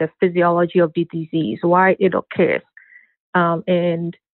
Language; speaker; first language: English; non-native, local second language; Akan